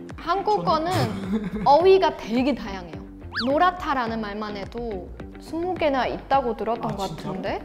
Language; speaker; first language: Korean; non-native, fluent; German